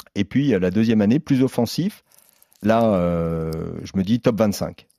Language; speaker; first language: French; native; French